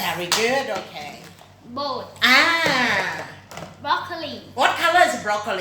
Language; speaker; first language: English; non-native, fluent; Thai